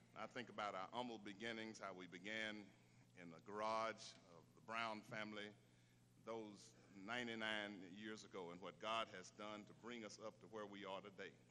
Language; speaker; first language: English; native; English